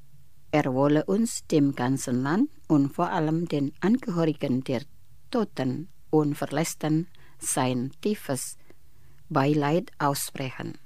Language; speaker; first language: German; non-native, fluent; Indonesian